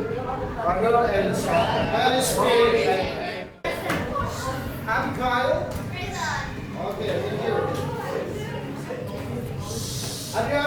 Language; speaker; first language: English; non-native, learner; Indonesian